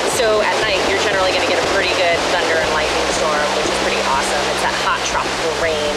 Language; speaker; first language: English; native; English